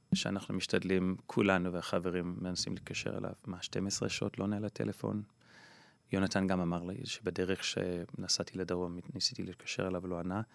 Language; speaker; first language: Hebrew; non-native, fluent; English